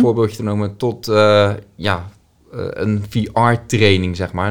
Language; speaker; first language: Dutch; native; Dutch